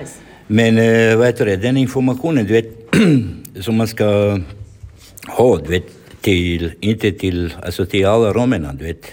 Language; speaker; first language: Swedish; non-native, fluent; Romany